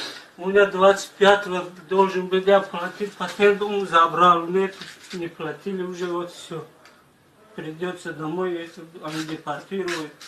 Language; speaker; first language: Russian; non-native, learner; Tajik